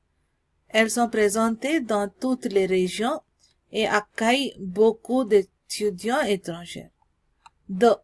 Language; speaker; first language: French; non-native, learner; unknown